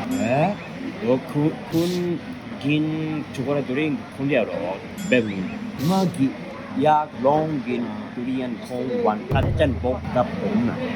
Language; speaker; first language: Thai; non-native, learner; Japanese